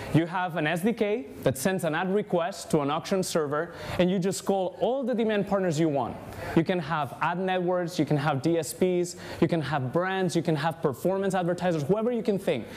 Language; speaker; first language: English; non-native, fluent; Spanish